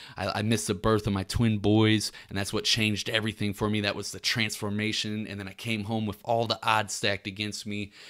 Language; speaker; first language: English; native; English